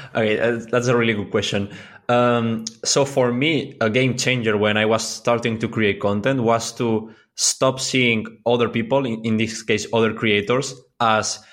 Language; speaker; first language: English; non-native, fluent; Spanish